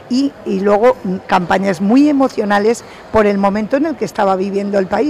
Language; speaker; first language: Spanish; native; Spanish